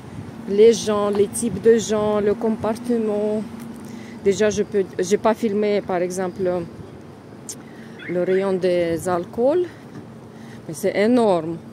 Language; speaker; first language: French; non-native, fluent; Russian